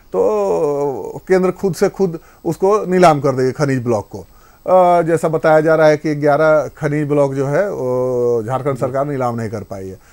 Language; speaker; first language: Hindi; native; Hindi